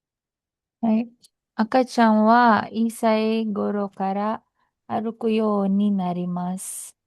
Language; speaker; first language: Japanese; non-native, learner; Filipino